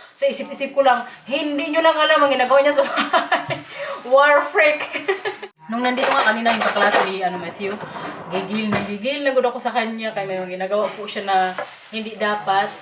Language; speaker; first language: Filipino; non-native, local second language; Waray